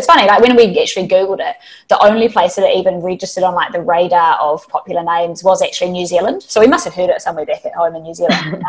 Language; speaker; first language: English; native; English